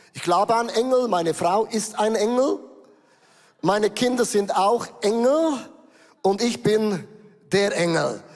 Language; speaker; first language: German; native; German